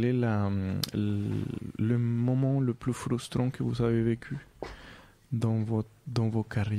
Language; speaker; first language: French; non-native, fluent; Spanish